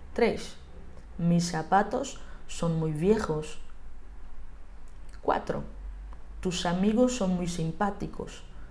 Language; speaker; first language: Spanish; non-native, fluent; Portuguese